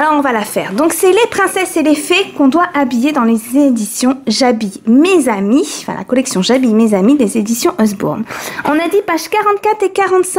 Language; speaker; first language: French; native; French